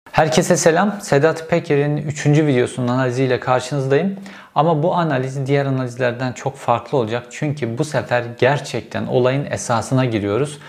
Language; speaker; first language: Turkish; native; Turkish